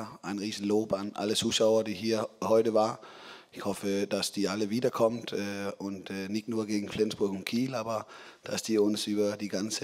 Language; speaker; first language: German; non-native, fluent; Danish